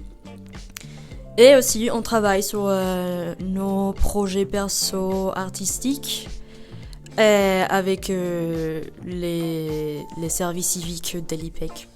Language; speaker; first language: French; non-native, learner; Spanish